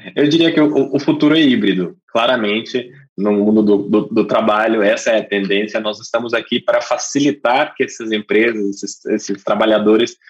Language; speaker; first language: Portuguese; non-native, fluent; English